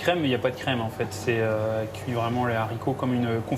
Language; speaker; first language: French; native; French